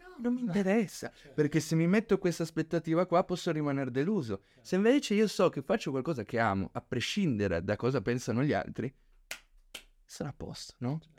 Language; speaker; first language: Italian; early bilingual, other home language; Spanish